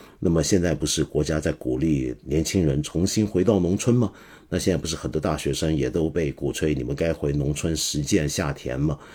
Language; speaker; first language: Chinese; non-native, local second language; Cantonese